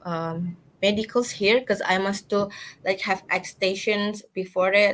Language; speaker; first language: English; non-native, learner; Indonesian